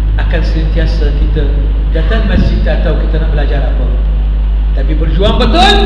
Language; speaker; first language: Malay; non-native, fluent; Arabic